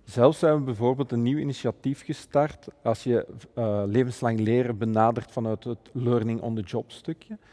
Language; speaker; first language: Dutch; native; Dutch